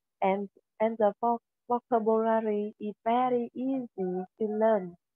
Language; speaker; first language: English; non-native, learner; Vietnamese